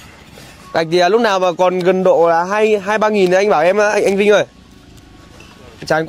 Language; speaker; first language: Vietnamese; native; Vietnamese